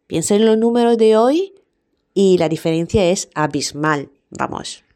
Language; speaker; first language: Spanish; non-native, fluent; Italian